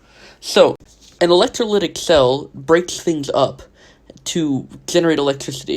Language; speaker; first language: English; native; English